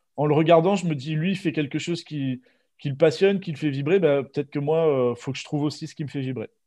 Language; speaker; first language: French; native; French